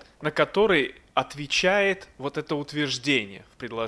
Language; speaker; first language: Russian; native; Russian